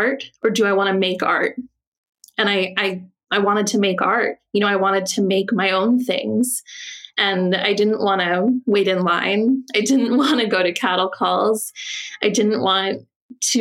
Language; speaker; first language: English; native; English